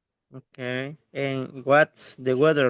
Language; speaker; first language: English; non-native, learner; Spanish